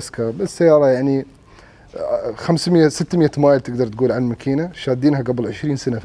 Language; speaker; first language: Arabic; native; Arabic